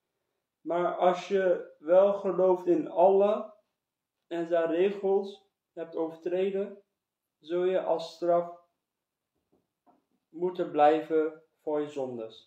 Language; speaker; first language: Dutch; early bilingual, other home language; Turkish